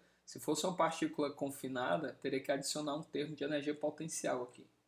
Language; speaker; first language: Portuguese; native; Portuguese